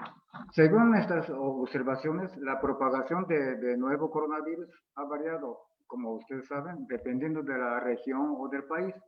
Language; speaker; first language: Spanish; non-native, fluent; Japanese